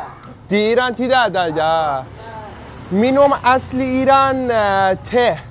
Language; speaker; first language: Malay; non-native, learner; Persian